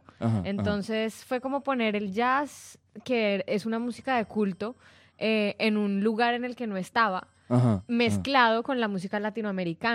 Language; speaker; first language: Spanish; native; Spanish